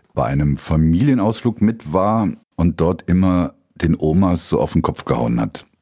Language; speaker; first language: German; native; German